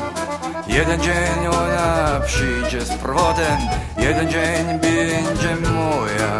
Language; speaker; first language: Polish; early bilingual, heritage; English